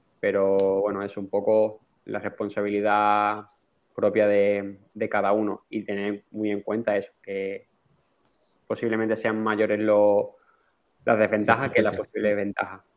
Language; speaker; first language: Spanish; native; Spanish